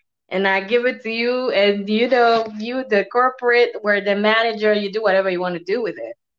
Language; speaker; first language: English; non-native, fluent; French